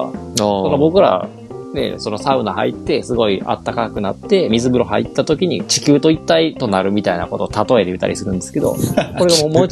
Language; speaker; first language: Japanese; native; Japanese